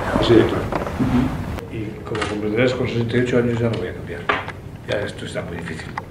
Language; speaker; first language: Spanish; non-native, local second language; Basque